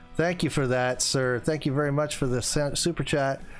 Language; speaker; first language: English; native; English